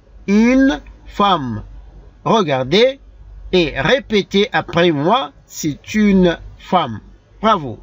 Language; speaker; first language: French; non-native, fluent; Arabic